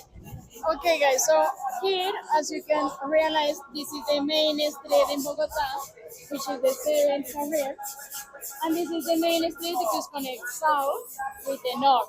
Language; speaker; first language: English; non-native, fluent; Spanish